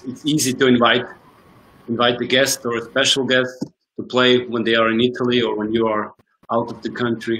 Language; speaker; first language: English; non-native, fluent; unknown